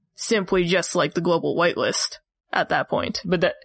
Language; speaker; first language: English; native; English